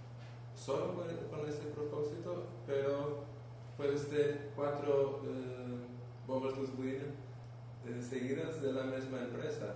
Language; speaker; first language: Spanish; non-native, learner; Portuguese